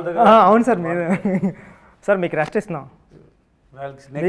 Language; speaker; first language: Telugu; native; Telugu